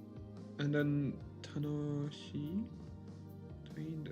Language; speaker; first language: Japanese; non-native, learner; English